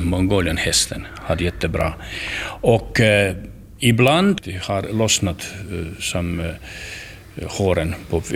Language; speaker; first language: Swedish; non-native, learner; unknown